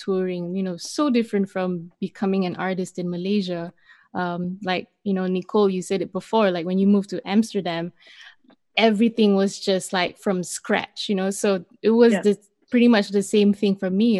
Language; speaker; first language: English; non-native, local second language; Malay